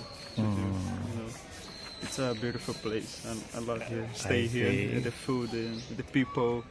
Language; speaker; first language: English; non-native, learner; Portuguese